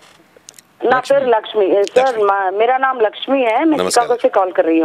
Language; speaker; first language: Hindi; non-native, local second language; Telugu